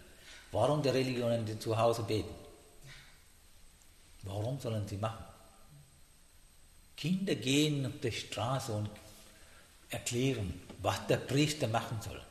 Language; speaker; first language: German; non-native, learner; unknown